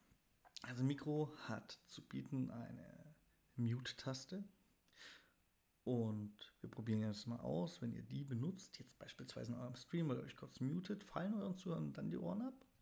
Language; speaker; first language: German; native; German